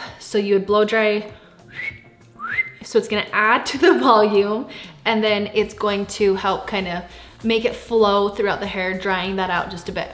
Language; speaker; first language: English; native; English